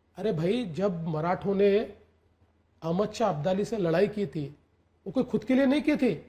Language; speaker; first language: Hindi; non-native, local second language; Marathi